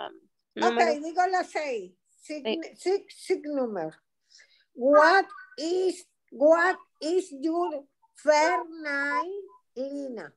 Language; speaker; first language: English; non-native, learner; Spanish